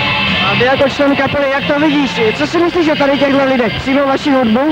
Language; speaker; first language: Czech; native; Czech